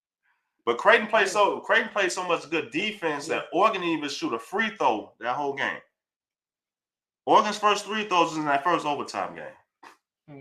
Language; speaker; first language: English; native; English